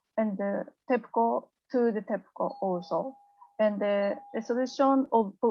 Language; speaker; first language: English; non-native, learner; Japanese